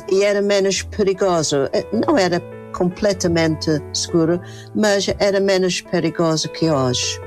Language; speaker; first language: Portuguese; non-native, fluent; English